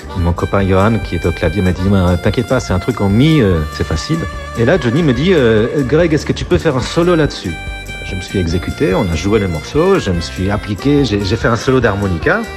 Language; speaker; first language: French; non-native, fluent; Polish